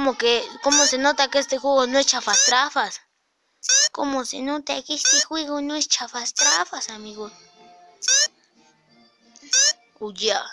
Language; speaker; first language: Spanish; native; Spanish